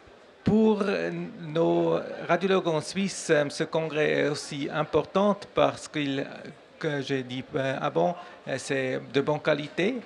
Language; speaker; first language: French; non-native, learner; German